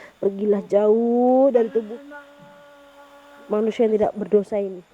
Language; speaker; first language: Indonesian; native; Indonesian